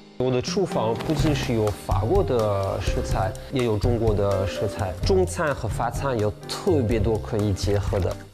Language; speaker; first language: Chinese; non-native, fluent; French